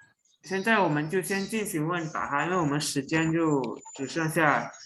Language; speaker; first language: Chinese; non-native, local second language; Indonesian